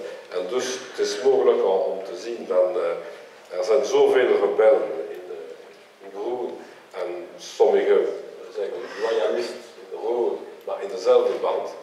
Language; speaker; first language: Dutch; non-native, local second language; French